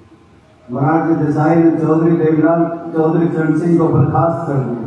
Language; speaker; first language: Hindi; native; Hindi